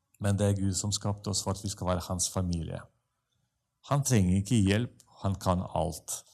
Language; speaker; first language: Norwegian; non-native, fluent; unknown